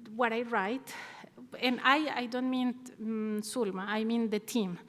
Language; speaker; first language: English; non-native, fluent; Spanish